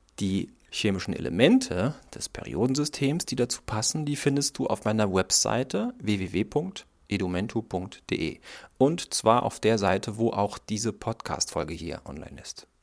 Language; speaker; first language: German; native; German